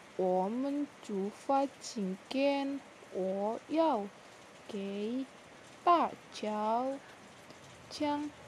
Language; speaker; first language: Chinese; non-native, learner; Indonesian